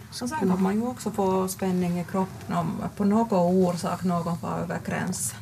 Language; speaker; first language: Swedish; non-native, local second language; Finnish